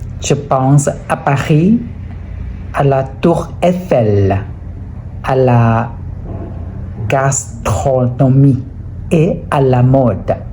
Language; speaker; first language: French; non-native, fluent; Thai